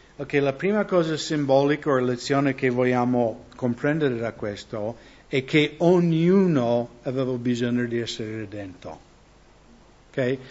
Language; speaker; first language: Italian; non-native, fluent; English